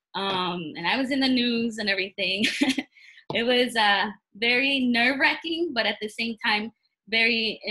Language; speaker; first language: English; early bilingual, other home language; Spanish